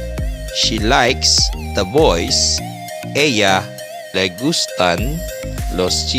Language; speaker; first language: Spanish; non-native, fluent; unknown